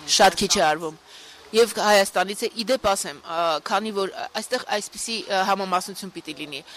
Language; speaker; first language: Armenian; native; Armenian